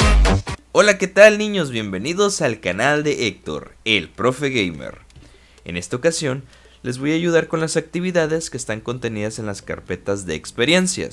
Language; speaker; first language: Spanish; native; Spanish